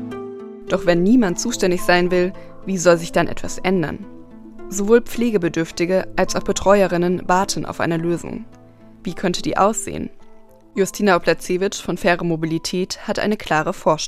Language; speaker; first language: German; native; German